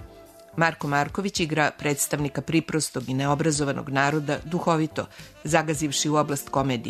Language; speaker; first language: Serbian; native; Serbian